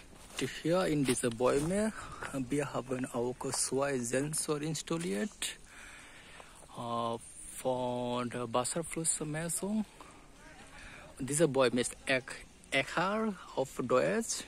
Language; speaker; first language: German; non-native, learner; Bangla